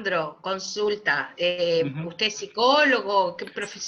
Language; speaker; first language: Spanish; native; Spanish